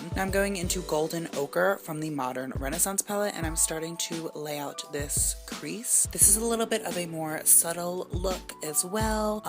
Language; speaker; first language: English; native; English